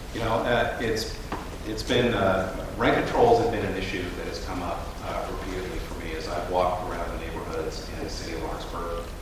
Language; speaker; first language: English; native; English